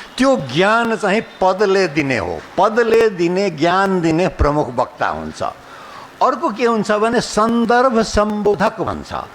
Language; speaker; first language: Nepali; non-native, local second language; Maithili